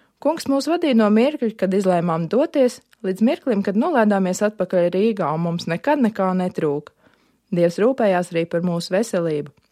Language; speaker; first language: Latvian; native; Latvian